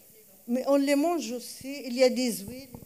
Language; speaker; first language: French; non-native, local second language; Arabic